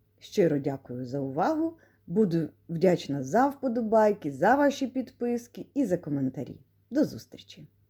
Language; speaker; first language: Ukrainian; non-native, local second language; Russian